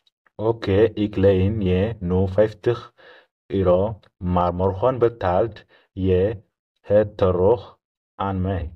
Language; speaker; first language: Dutch; non-native, learner; Tigrinya